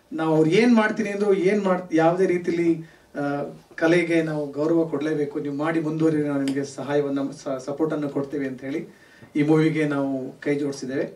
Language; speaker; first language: Kannada; native; Kannada